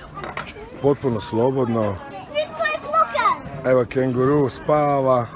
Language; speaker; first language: Bosnian; native; Bosnian